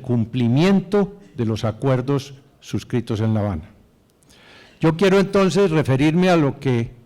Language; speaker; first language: Spanish; native; Spanish